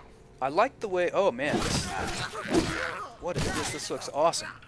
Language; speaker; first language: English; native; English